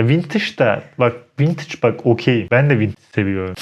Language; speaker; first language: Turkish; native; Turkish